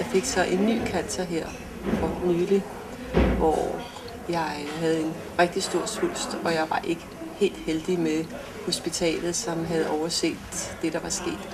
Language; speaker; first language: Danish; native; Danish